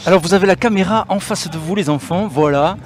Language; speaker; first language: French; native; French